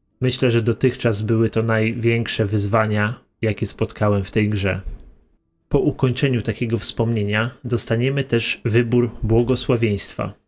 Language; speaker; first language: Polish; native; Polish